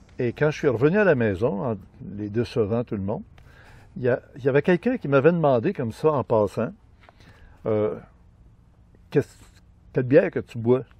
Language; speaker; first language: French; native; French